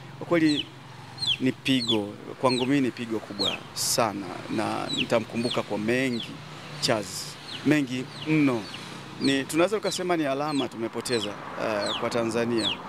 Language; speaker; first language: Swahili; native; Swahili